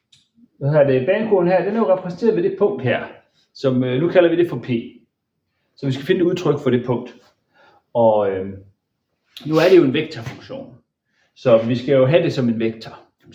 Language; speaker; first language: Danish; native; Danish